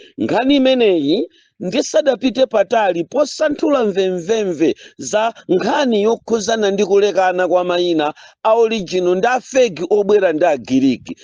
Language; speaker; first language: Nyanja; non-native, local second language; Yao